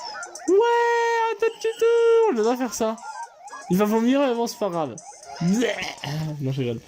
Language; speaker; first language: French; native; French